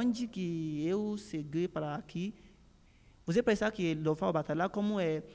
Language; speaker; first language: Portuguese; non-native, learner; Yoruba